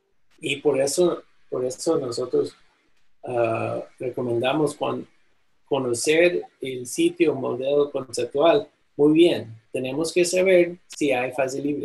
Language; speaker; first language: Spanish; non-native, fluent; English